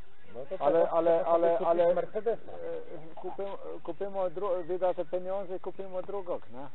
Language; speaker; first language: Polish; non-native, learner; Ukrainian